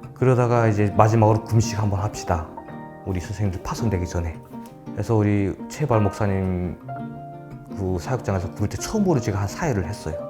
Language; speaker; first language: Korean; native; Korean